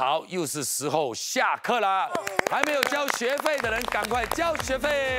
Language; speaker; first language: Chinese; native; Chinese